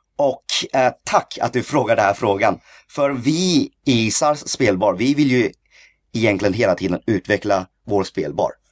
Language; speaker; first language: Swedish; early bilingual, other home language; Cantonese